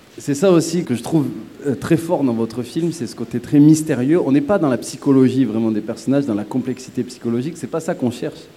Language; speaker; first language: French; native; French